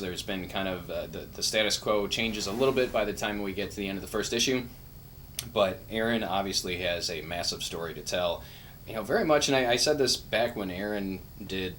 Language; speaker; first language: English; native; English